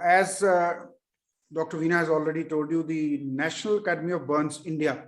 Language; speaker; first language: English; non-native, local second language; Hindi